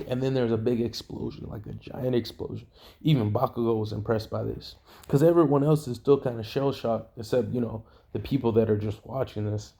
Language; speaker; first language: English; native; English